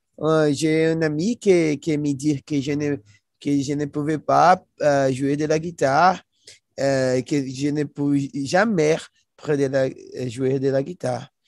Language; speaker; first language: French; non-native, learner; Portuguese